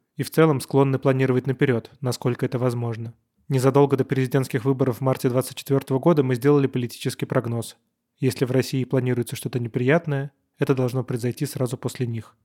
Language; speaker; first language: Russian; native; Russian